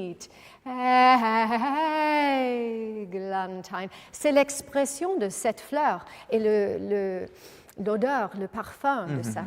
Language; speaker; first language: French; non-native, fluent; English